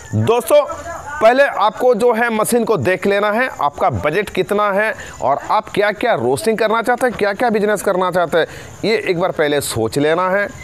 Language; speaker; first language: Hindi; non-native, local second language; Bangla